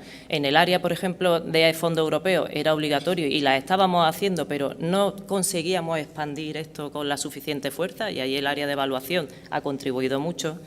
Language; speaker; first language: Spanish; native; Spanish